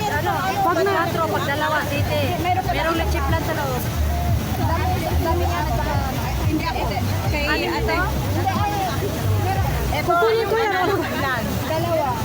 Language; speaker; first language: Filipino; non-native, local second language; Cebuano